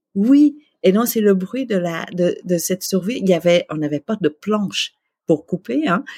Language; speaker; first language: French; early bilingual, other home language; Vietnamese